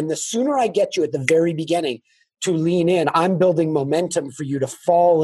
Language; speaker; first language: English; native; English